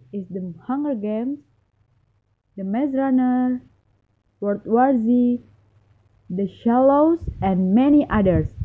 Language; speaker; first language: English; non-native, learner; Indonesian